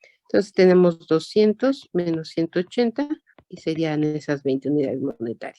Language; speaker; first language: Spanish; native; Spanish